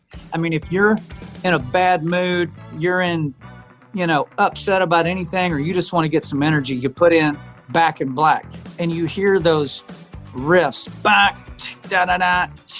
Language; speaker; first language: English; native; English